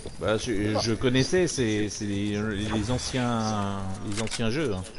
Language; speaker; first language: French; native; French